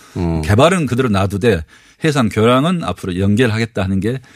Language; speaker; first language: Korean; native; Korean